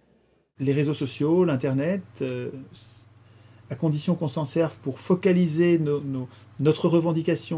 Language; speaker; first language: French; native; French